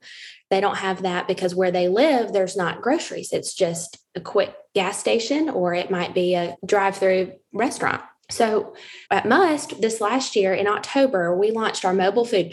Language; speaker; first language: English; native; English